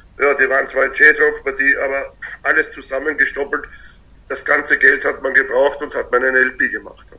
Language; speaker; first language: German; native; German